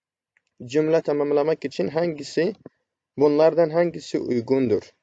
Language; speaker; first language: Turkish; non-native, fluent; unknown